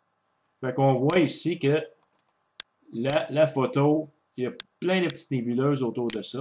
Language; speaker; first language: French; native; French